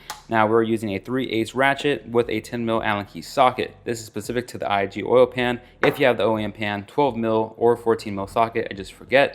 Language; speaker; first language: English; native; English